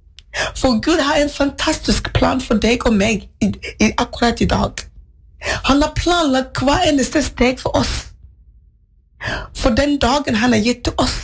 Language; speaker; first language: Norwegian; non-native, fluent; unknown